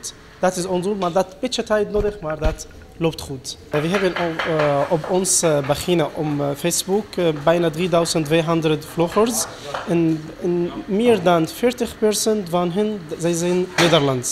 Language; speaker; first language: Dutch; non-native, learner; Arabic